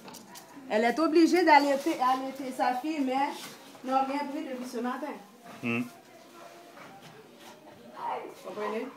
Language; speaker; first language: French; non-native, local second language; Haitian Creole